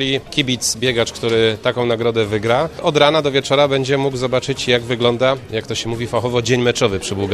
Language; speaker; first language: Polish; native; Polish